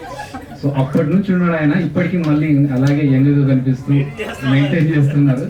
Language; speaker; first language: Telugu; native; Telugu